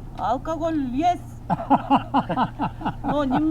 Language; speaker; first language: Russian; non-native, learner; Urdu